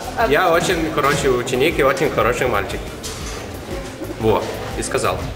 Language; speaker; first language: Russian; non-native, learner; Lithuanian